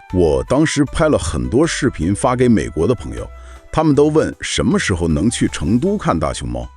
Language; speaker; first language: Chinese; non-native, fluent; English